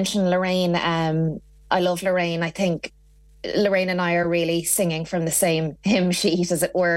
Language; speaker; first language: English; native; English